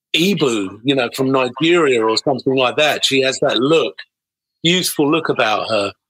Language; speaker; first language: English; native; English